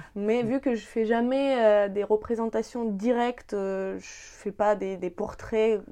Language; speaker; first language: French; non-native, fluent; Ukrainian